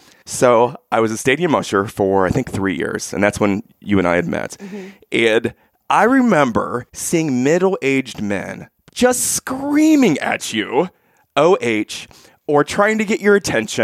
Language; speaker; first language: English; native; English